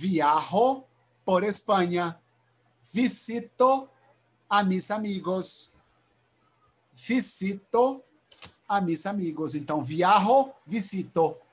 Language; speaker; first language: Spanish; non-native, learner; Portuguese